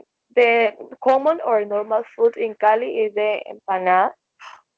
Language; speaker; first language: English; non-native, learner; Spanish